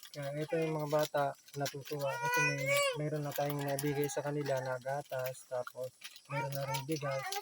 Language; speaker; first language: Filipino; non-native, local second language; Chavacano